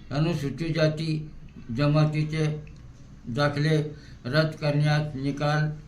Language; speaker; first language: Marathi; non-native, local second language; Bhili